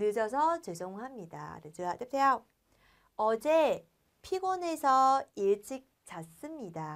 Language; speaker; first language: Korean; non-native, fluent; Vietnamese